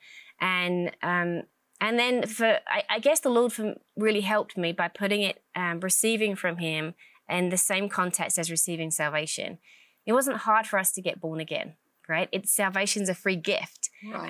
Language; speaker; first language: English; native; English